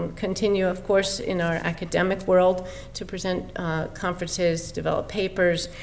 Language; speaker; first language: English; native; English